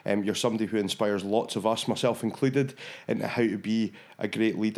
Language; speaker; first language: English; native; English